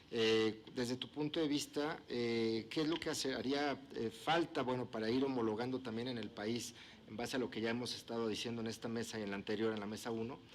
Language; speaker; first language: Spanish; native; Spanish